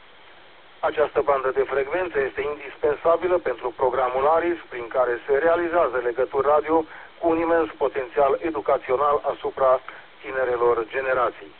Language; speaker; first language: Romanian; native; Romanian